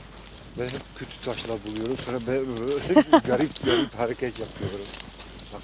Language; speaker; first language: Turkish; non-native, fluent; Dutch